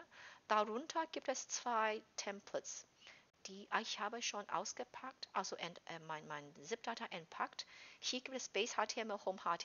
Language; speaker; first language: German; non-native, fluent; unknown